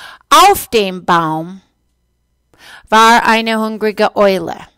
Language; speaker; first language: German; non-native, fluent; English